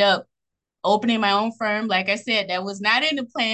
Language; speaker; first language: English; native; English